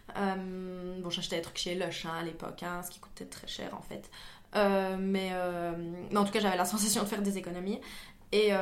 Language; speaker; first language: French; native; French